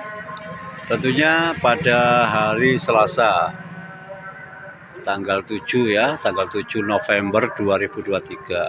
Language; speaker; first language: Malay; non-native, local second language; Javanese